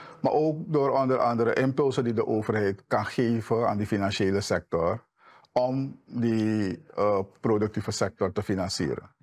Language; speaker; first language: Dutch; native; Dutch